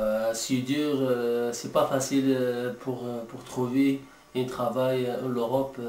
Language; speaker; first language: French; non-native, learner; Arabic